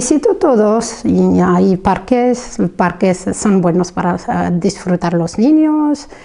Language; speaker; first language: Spanish; non-native, fluent; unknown